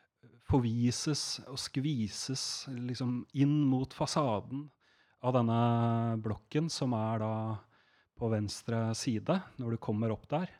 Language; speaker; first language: Norwegian; native; Norwegian